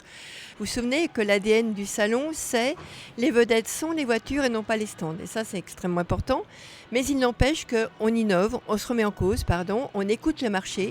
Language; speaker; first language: French; native; French